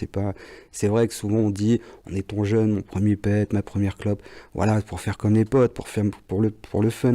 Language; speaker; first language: French; native; French